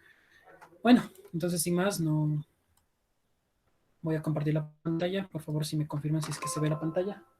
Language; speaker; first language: Spanish; native; Spanish